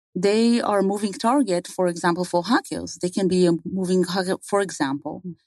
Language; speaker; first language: English; non-native, fluent; Hebrew